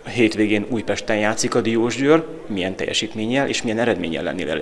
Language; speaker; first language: Hungarian; native; Hungarian